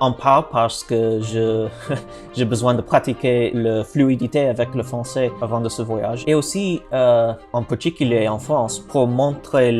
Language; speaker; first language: French; non-native, learner; English